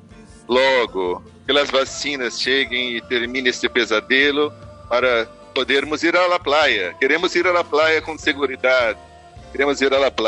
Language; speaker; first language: Spanish; non-native, learner; Portuguese